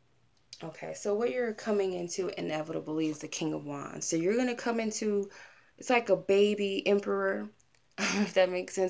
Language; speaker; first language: English; native; English